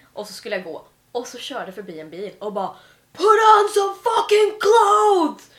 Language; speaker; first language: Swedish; early bilingual, heritage; Swedish